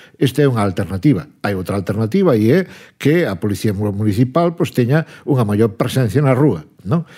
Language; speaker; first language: Galician; non-native, local second language; Spanish